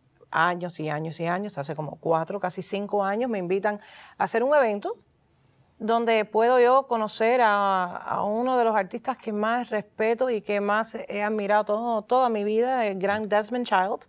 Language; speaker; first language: Spanish; early bilingual, heritage; Spanish